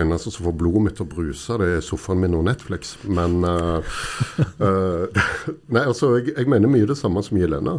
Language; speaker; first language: Norwegian; native; Norwegian